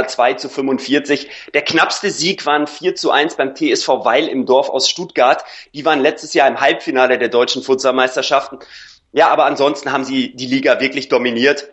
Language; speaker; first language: German; native; German